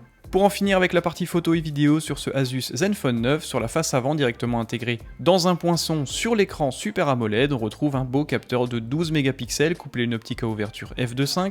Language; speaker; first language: French; native; French